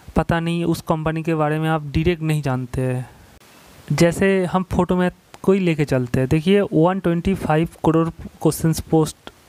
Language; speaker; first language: Hindi; non-native, local second language; Bangla